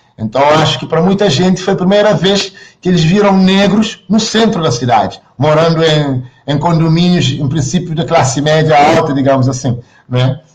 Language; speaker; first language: Portuguese; non-native, local second language; Kabuverdianu